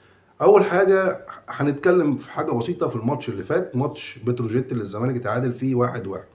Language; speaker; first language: Arabic; native; Arabic